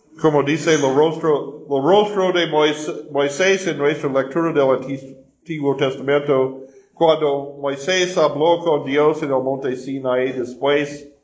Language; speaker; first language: Spanish; non-native, fluent; English